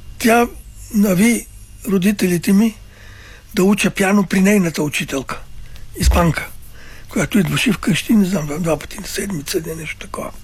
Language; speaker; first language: Bulgarian; early bilingual, other home language; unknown